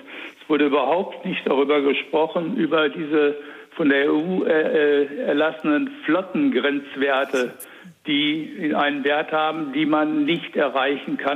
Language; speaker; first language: German; native; German